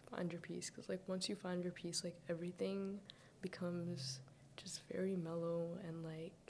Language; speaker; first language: English; early bilingual, other home language; Arabic